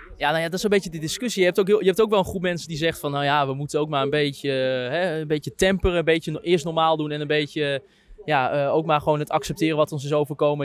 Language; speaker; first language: Dutch; native; Dutch